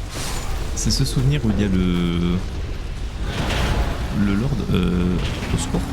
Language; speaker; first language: French; native; French